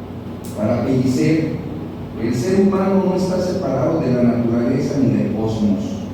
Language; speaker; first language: Spanish; native; Spanish